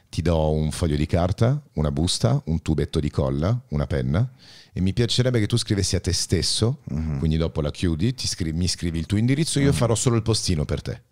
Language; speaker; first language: Italian; early bilingual, heritage; Italian